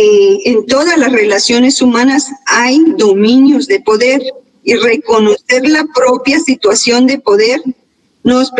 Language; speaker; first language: Spanish; native; Spanish